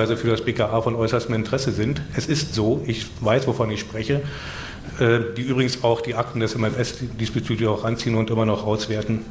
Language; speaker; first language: German; native; German